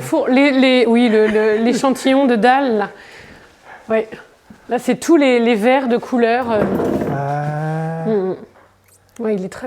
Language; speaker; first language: French; native; French